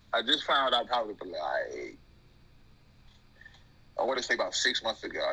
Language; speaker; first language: English; native; English